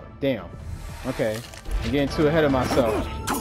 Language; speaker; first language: English; native; English